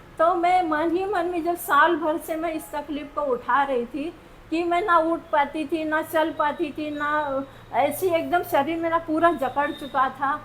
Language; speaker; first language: Hindi; non-native, local second language; Marathi